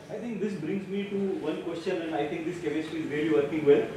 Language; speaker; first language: English; non-native, local second language; Marathi